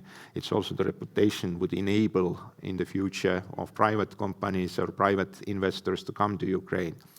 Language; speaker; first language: English; non-native, fluent; Estonian